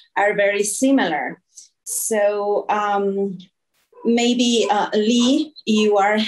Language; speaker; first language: English; non-native, fluent; Spanish